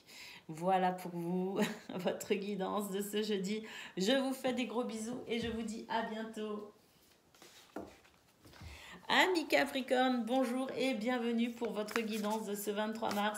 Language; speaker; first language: French; native; French